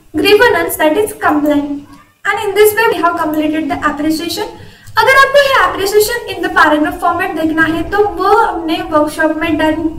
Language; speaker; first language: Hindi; non-native, local second language; Marathi